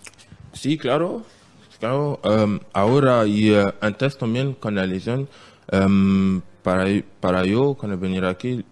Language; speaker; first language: Spanish; non-native, learner; French